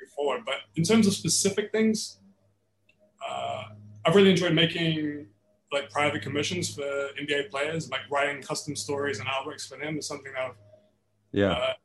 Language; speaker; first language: English; native; English